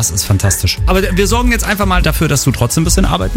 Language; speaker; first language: German; native; German